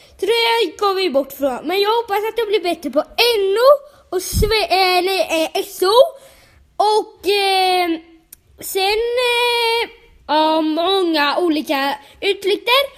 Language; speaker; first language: Swedish; native; Swedish